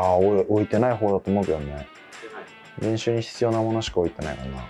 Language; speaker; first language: Japanese; native; Japanese